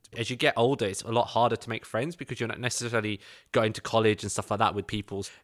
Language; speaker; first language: English; native; English